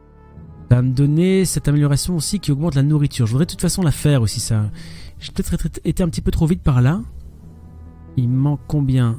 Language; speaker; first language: French; native; French